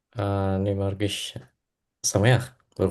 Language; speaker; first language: Hebrew; non-native, learner; Indonesian